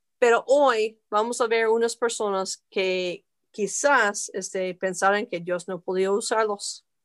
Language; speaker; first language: Spanish; non-native, fluent; English